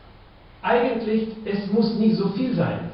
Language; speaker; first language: German; non-native, fluent; Russian